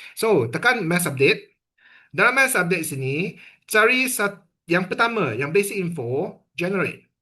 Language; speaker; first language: Malay; non-native, local second language; Chinese